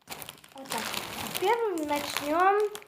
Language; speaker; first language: Russian; non-native, local second language; Kazakh